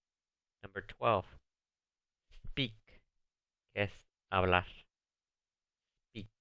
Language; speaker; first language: Spanish; early bilingual, heritage; Spanish